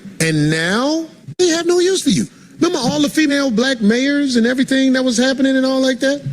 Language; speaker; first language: English; native; English